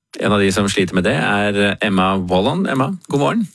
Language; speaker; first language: Norwegian; native; Norwegian